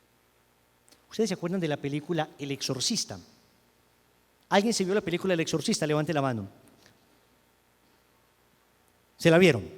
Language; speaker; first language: Spanish; native; Spanish